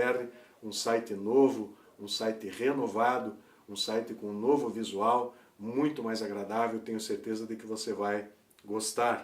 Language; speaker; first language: Portuguese; native; Portuguese